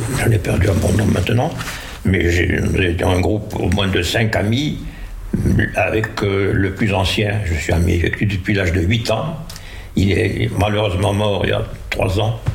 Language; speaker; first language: French; native; French